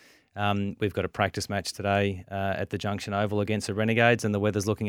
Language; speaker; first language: English; native; English